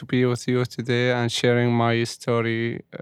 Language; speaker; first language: English; non-native, learner; Arabic